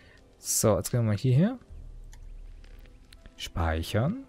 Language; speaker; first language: German; native; German